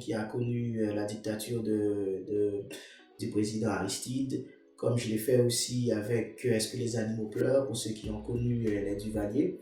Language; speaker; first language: French; non-native, local second language; Haitian Creole